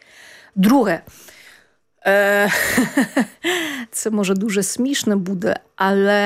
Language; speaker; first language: Ukrainian; non-native, fluent; Polish